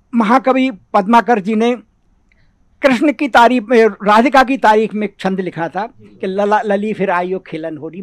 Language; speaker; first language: Hindi; native; Hindi